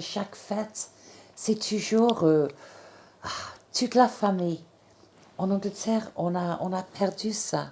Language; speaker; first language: French; non-native, fluent; English